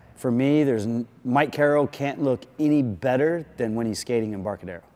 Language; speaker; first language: English; native; English